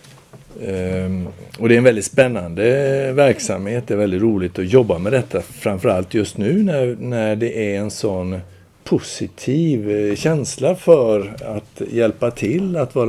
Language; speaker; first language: Swedish; native; Swedish